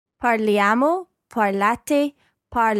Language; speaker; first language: Italian; non-native, learner; English